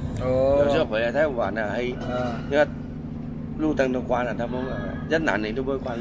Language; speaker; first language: Chinese; native; Chinese